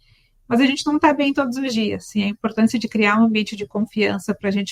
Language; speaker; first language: Portuguese; native; Portuguese